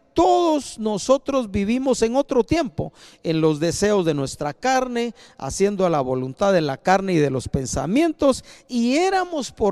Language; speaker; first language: Spanish; native; Spanish